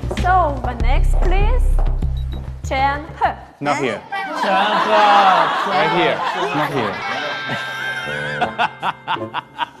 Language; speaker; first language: English; non-native, learner; Chinese